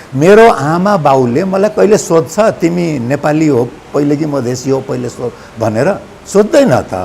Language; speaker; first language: Nepali; non-native, local second language; Maithili